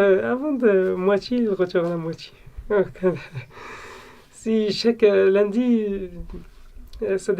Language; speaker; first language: French; non-native, learner; Arabic